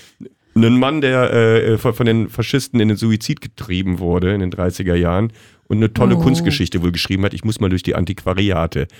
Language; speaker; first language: German; native; German